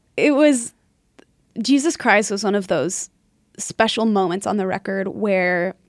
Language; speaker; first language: English; native; English